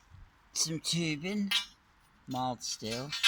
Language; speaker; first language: English; native; English